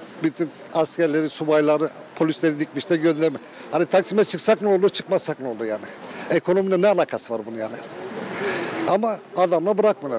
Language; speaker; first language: Turkish; native; Turkish